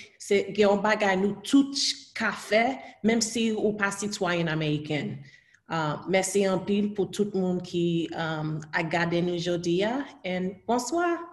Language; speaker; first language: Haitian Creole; early bilingual, heritage; Haitian Creole